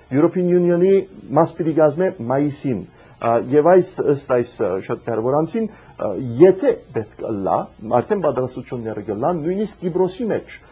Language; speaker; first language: Armenian; early bilingual, heritage; Armenian